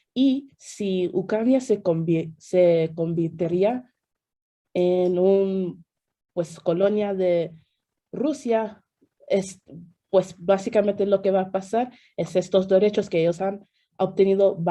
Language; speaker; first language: Spanish; early bilingual, heritage; Spanish